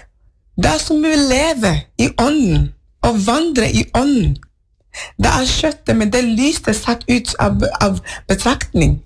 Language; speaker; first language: Norwegian; non-native, learner; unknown